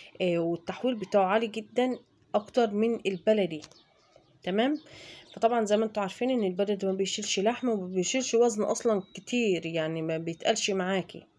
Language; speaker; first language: Arabic; native; Arabic